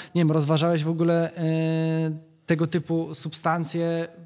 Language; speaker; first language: Polish; native; Polish